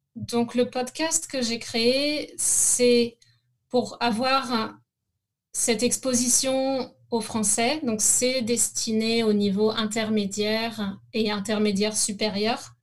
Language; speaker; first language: French; native; French